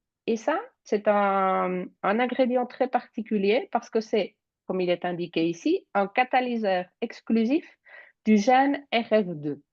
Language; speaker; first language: French; native; French